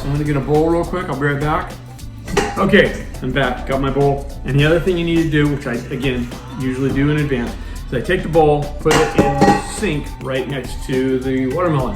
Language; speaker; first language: English; native; English